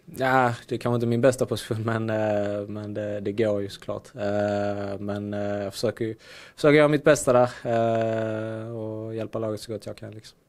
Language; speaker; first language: Swedish; native; Swedish